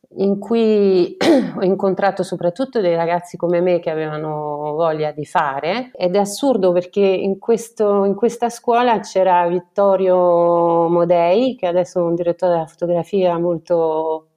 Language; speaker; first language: Italian; non-native, fluent; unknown